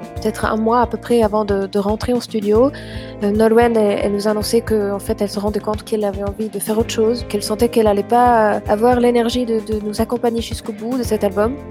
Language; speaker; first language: French; non-native, fluent; Swedish